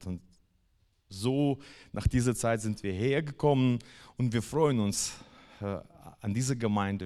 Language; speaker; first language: German; non-native, fluent; Russian